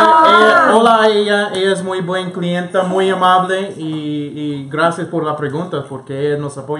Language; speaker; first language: Spanish; non-native, fluent; English